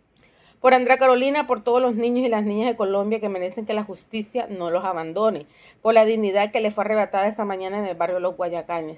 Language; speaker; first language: Spanish; native; Spanish